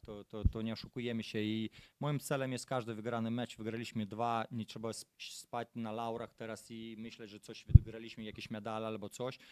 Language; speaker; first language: Polish; non-native, fluent; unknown